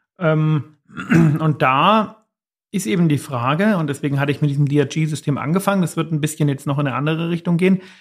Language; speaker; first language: German; native; German